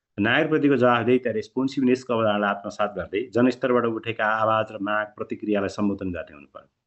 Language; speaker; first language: Nepali; native; Nepali